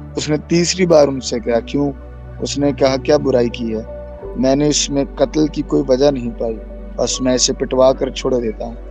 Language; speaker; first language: Urdu; non-native, local second language; Punjabi